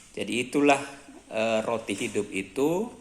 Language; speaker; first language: Indonesian; native; Indonesian